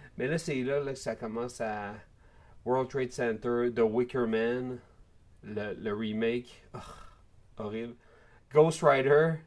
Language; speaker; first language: French; native; French